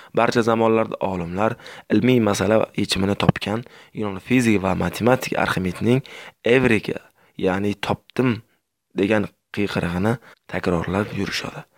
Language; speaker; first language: Uzbek; native; Uzbek